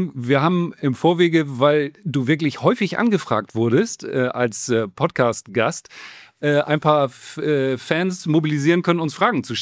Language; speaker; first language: German; native; German